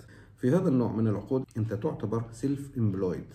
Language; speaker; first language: Arabic; native; Arabic